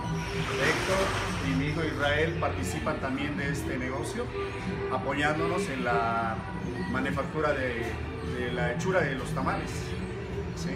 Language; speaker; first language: Spanish; native; Spanish